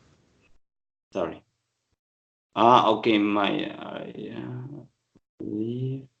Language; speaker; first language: English; non-native, learner; Spanish